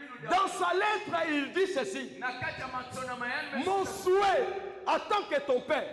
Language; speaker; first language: French; non-native, local second language; Lingala